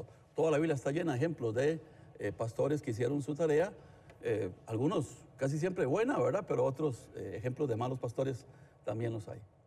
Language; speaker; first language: Spanish; native; Spanish